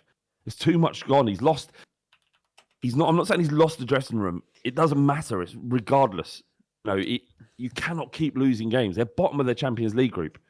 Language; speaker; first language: English; native; English